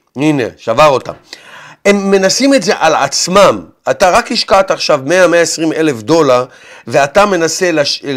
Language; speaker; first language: Hebrew; native; Hebrew